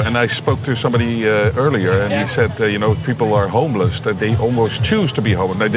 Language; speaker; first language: English; non-native, fluent; Dutch